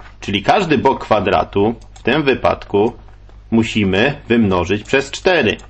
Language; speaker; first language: Polish; native; Polish